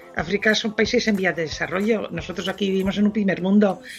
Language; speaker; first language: Spanish; non-native, fluent; French